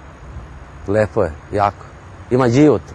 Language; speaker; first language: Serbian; non-native, learner; Spanish